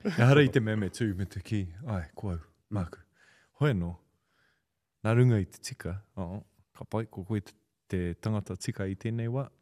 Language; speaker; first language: Māori; native; Māori